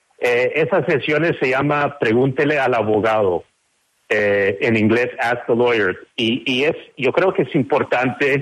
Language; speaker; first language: Spanish; non-native, fluent; English